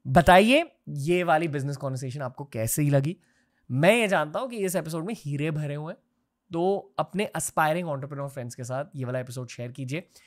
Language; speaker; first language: Hindi; native; Hindi